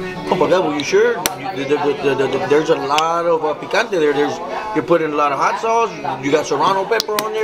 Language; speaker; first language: English; early bilingual, other home language; Spanish